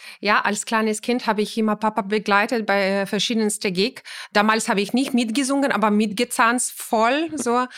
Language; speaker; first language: German; non-native, fluent; Ukrainian